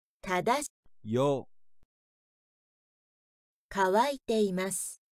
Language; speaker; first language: Japanese; non-native, learner; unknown